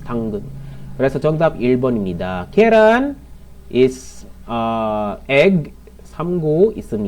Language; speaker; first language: Korean; non-native, learner; Filipino